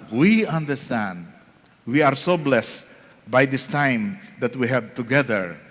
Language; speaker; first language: English; non-native, local second language; Filipino